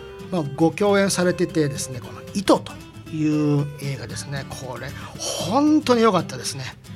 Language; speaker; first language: Japanese; native; Japanese